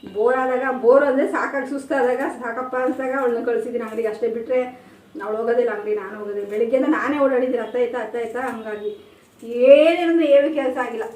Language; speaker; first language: Kannada; native; Kannada